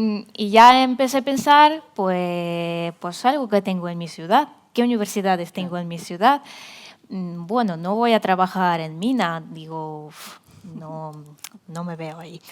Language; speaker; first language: Spanish; non-native, fluent; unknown